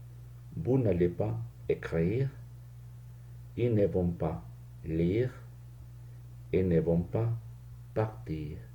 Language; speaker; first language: French; non-native, fluent; Spanish